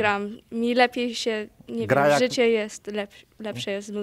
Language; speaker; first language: Polish; early bilingual, heritage; Polish